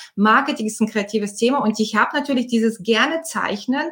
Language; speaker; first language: German; non-native, fluent; Bulgarian